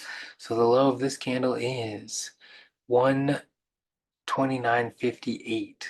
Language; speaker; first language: English; native; English